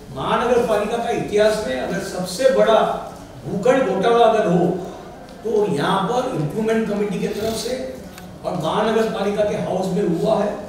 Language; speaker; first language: Hindi; non-native, local second language; Marathi